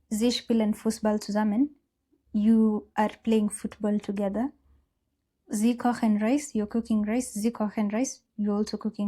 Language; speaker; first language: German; non-native, fluent; English